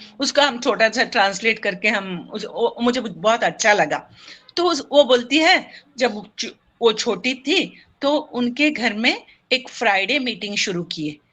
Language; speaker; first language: Hindi; non-native, local second language; Kannada